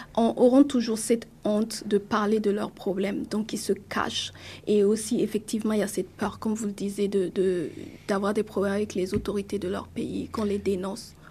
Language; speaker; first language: French; non-native, local second language; Mossi